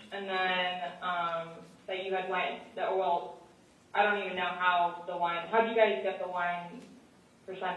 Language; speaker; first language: English; native; English